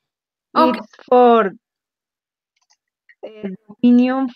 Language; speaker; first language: English; non-native, learner; Spanish